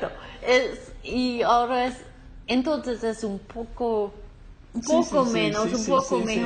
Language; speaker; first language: Spanish; non-native, learner; English